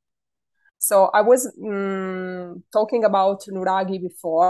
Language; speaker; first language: English; non-native, fluent; Italian